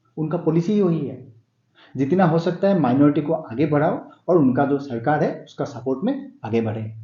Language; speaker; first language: Hindi; non-native, local second language; Assamese